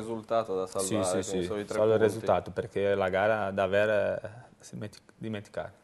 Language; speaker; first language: Italian; non-native, learner; Portuguese